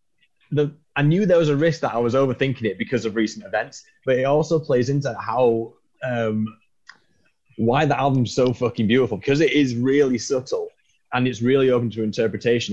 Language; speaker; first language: English; native; English